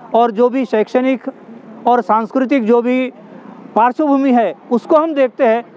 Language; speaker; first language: Hindi; non-native, local second language; Marathi